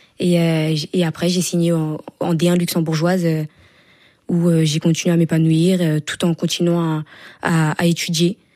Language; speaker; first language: French; native; French